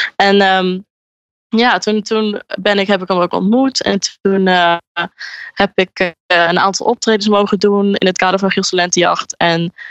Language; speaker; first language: Dutch; native; Dutch